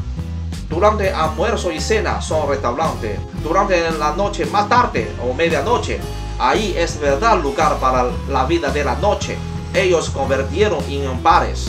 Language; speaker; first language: Spanish; non-native, learner; Chinese